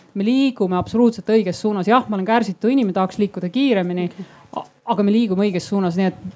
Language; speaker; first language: Estonian; native; Estonian